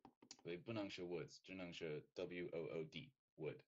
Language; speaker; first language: Chinese; non-native, fluent; English